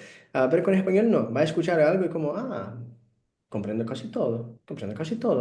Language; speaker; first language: Spanish; non-native, fluent; Portuguese